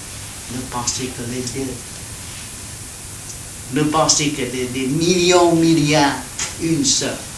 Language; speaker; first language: French; non-native, learner; Vietnamese